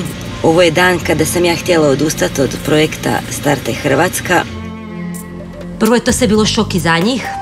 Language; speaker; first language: Croatian; native; Croatian